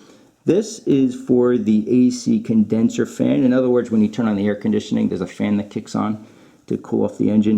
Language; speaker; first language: English; native; English